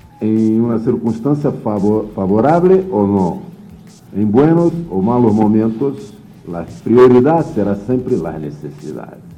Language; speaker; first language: Spanish; non-native, learner; Portuguese